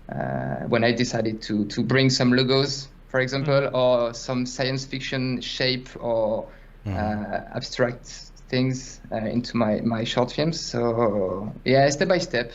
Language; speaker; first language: English; non-native, fluent; French